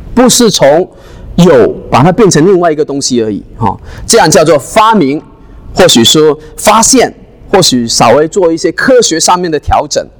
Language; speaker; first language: Chinese; non-native, local second language; Cantonese